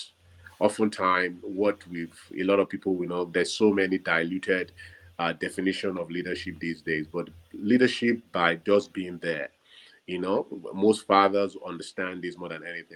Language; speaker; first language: English; non-native, local second language; Yoruba